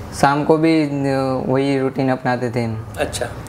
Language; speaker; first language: Hindi; native; Hindi